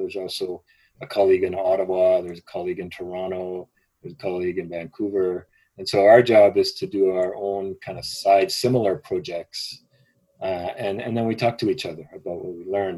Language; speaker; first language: English; native; English